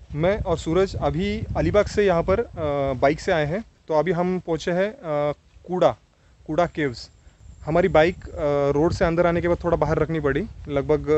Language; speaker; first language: Hindi; non-native, local second language; Marathi